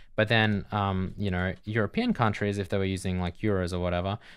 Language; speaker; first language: English; native; English